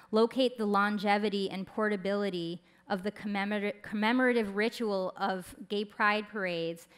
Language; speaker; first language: English; native; English